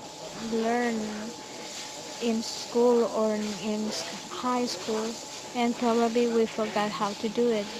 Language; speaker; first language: English; non-native, fluent; Spanish